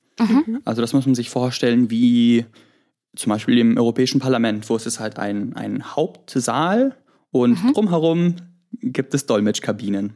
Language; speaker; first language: German; early bilingual, other home language; Greek